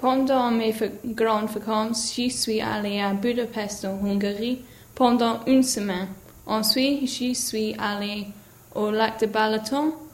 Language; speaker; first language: French; non-native, learner; English